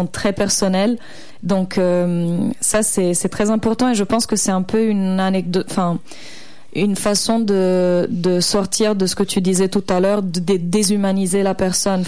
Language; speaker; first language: French; native; French